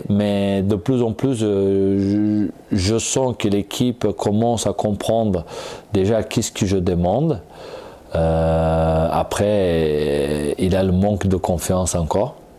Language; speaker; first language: French; non-native, fluent; Portuguese